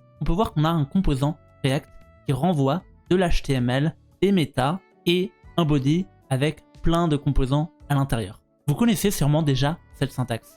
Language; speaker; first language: French; native; French